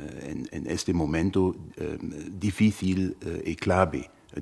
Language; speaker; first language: Spanish; non-native, fluent; German